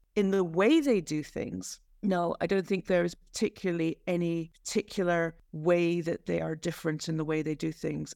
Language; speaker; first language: English; native; English